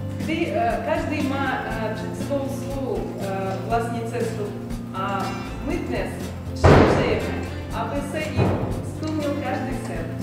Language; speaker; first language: Czech; non-native, learner; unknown